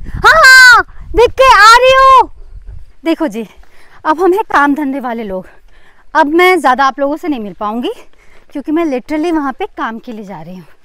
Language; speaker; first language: Hindi; native; Hindi